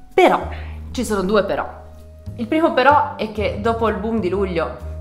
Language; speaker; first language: Italian; non-native, fluent; Serbian